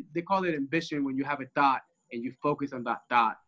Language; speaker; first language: English; early bilingual, other home language; Spanish